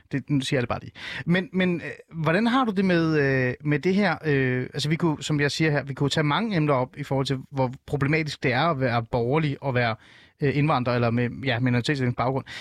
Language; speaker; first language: Danish; early bilingual, other home language; Persian